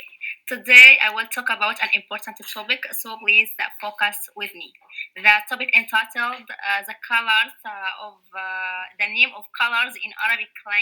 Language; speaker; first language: English; non-native, learner; Arabic